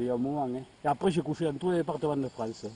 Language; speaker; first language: French; native; French